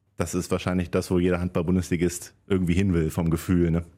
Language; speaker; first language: German; non-native, fluent; Norwegian